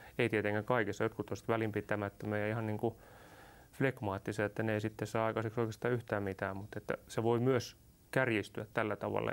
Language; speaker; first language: Finnish; native; Finnish